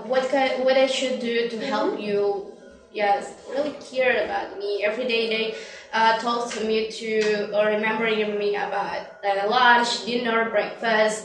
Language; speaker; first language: English; non-native, learner; Indonesian